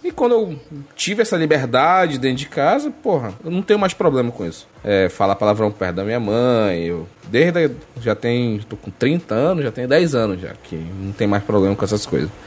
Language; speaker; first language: Portuguese; native; Portuguese